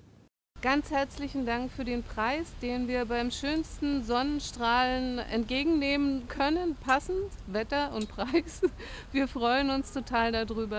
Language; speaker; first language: German; native; German